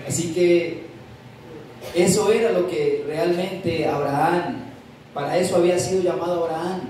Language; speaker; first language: Spanish; native; Spanish